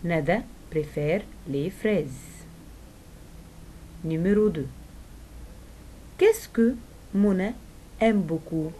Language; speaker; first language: French; non-native, fluent; Arabic